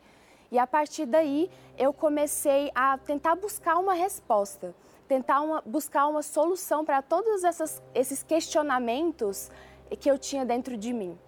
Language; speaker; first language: Portuguese; early bilingual, other home language; Chinese